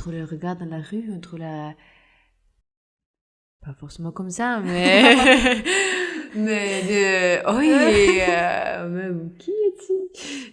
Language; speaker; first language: French; non-native, fluent; Norwegian